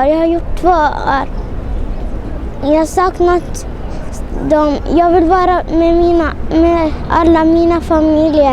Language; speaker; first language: Swedish; early bilingual, other home language; Tigrinya